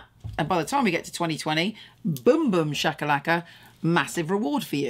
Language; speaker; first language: English; native; English